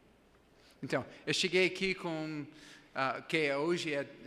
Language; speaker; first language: Portuguese; non-native, fluent; English